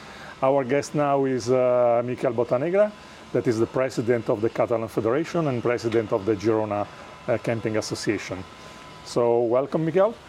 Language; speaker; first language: English; non-native, fluent; Italian